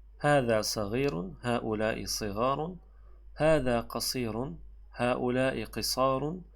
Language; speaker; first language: Arabic; non-native, fluent; Turkish